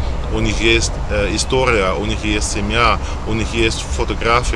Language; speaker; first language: Russian; non-native, fluent; Dutch